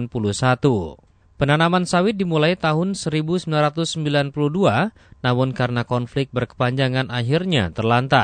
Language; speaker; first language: Indonesian; native; Indonesian